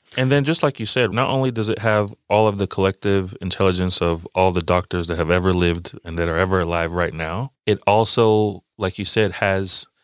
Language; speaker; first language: English; early bilingual, other home language; Yoruba